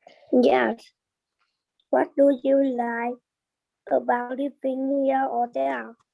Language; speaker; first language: English; non-native, learner; Vietnamese